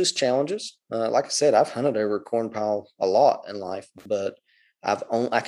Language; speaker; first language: English; native; English